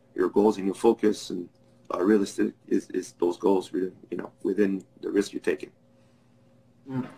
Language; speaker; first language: English; non-native, fluent; French